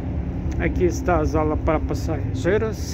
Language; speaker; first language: Spanish; non-native, learner; Russian